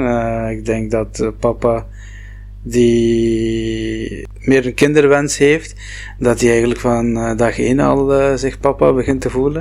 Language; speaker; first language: Dutch; non-native, local second language; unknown